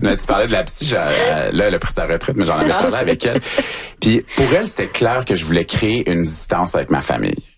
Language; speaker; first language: French; native; French